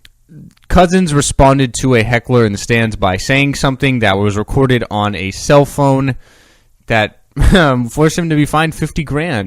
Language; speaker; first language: English; native; English